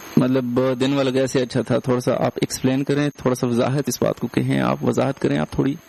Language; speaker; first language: Urdu; non-native, local second language; Northern Hindko